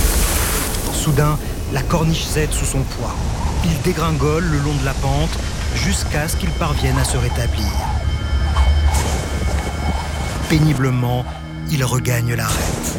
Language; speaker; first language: French; native; French